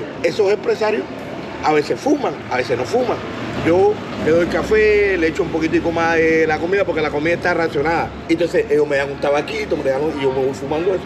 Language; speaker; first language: Spanish; native; Spanish